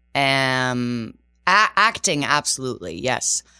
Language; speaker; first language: English; non-native, fluent; Portuguese